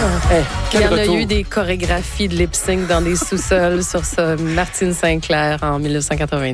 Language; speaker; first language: French; native; French